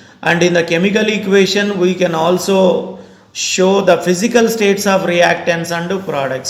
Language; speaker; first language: English; non-native, local second language; Telugu